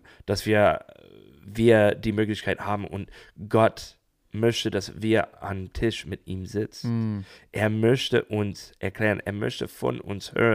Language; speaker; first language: German; non-native, fluent; English